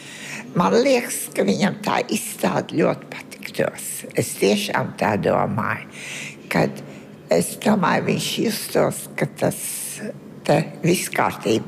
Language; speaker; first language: Latvian; early bilingual, heritage; Latvian